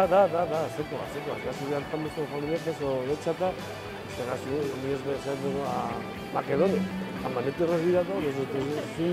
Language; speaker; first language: Macedonian; non-native, learner; Spanish